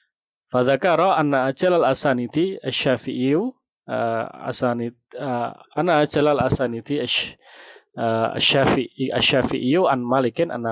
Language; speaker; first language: Arabic; non-native, fluent; Indonesian